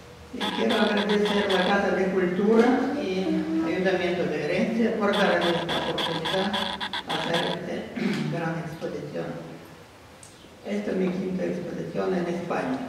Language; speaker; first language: Spanish; non-native, learner; Russian